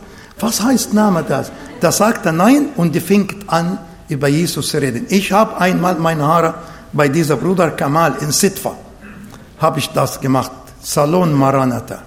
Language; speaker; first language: German; non-native, fluent; Arabic